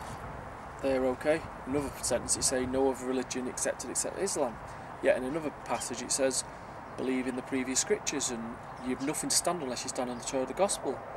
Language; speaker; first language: English; native; English